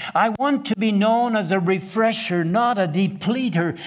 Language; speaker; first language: English; non-native, fluent; Plautdietsch